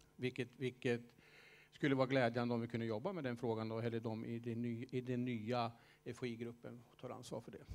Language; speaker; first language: Swedish; native; Swedish